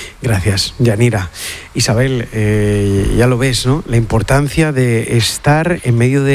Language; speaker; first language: Spanish; native; Spanish